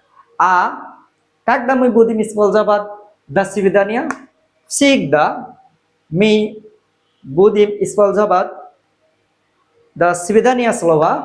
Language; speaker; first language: Russian; non-native, learner; Bangla